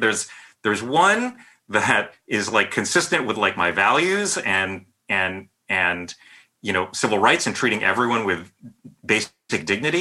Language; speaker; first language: English; native; English